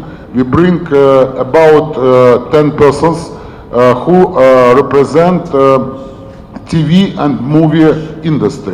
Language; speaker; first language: English; non-native, learner; Ukrainian